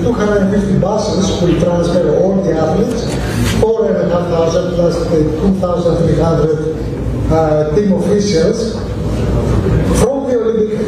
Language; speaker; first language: English; non-native, fluent; Greek